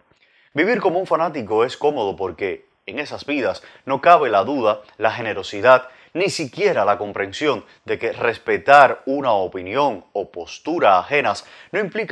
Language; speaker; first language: Spanish; native; Spanish